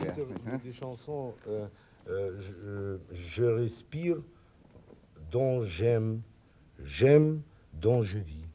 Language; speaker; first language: French; non-native, learner; Russian